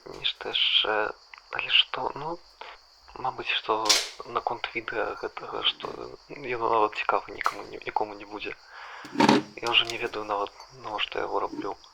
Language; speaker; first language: Belarusian; non-native, local second language; Russian